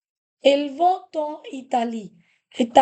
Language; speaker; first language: French; non-native, fluent; Hindi